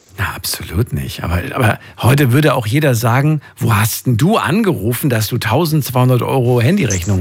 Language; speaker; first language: German; native; German